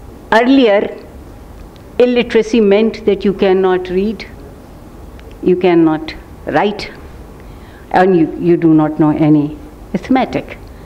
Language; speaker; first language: English; non-native, local second language; Urdu